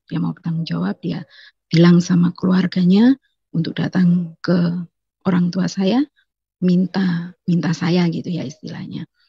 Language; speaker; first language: Indonesian; native; Indonesian